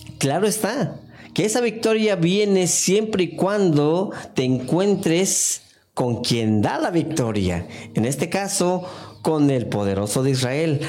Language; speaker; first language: Spanish; non-native, fluent; English